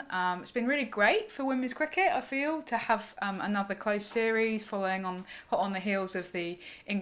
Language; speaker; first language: English; native; English